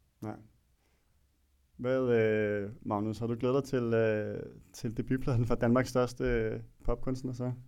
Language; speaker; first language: Danish; native; Danish